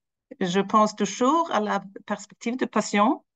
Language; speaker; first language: French; non-native, fluent; Swedish